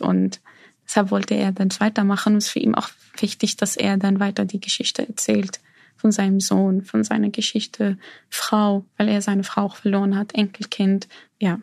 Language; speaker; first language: German; non-native, fluent; Arabic